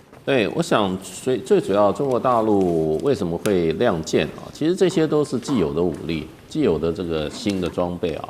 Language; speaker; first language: Chinese; native; Chinese